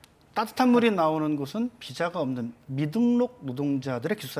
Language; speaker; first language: Korean; native; Korean